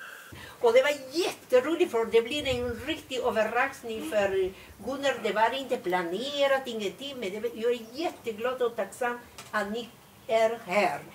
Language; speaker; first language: Swedish; non-native, fluent; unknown